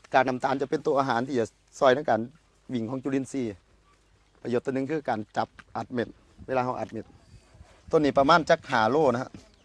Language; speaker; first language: Thai; native; Thai